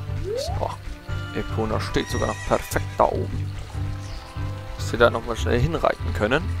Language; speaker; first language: German; native; German